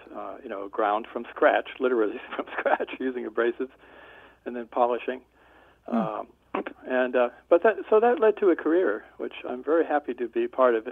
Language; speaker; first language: English; native; English